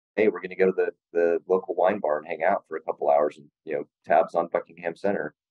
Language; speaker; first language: English; native; English